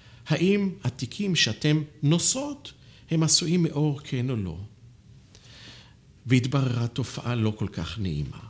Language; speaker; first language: Hebrew; native; Hebrew